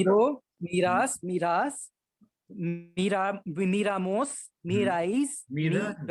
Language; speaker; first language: Spanish; non-native, learner; Hindi